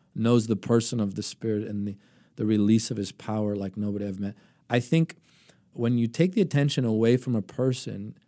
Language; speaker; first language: English; early bilingual, other home language; Greek